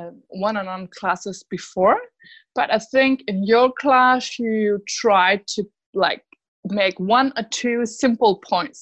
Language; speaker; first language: English; non-native, fluent; Danish